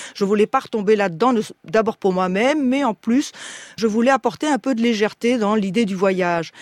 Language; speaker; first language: French; early bilingual, other home language; Spanish